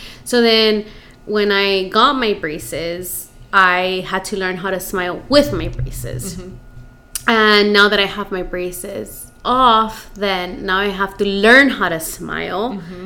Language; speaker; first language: English; early bilingual, other home language; Spanish